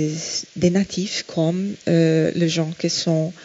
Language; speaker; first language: French; non-native, fluent; Portuguese